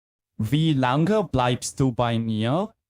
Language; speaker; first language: German; non-native, fluent; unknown